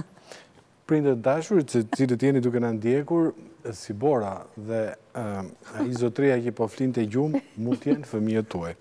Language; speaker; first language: Albanian; native; Albanian